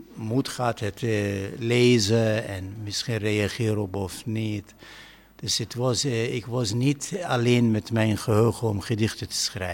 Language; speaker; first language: Dutch; non-native, fluent; Arabic